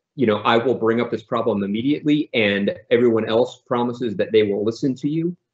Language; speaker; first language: English; native; English